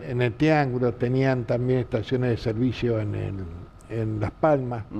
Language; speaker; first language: Spanish; native; Spanish